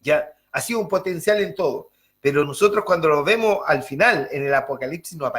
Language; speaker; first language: Spanish; native; Spanish